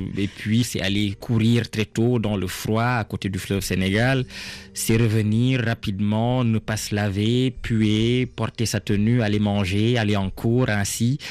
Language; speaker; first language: French; non-native, local second language; Serer